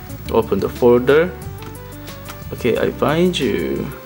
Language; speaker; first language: English; non-native, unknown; Korean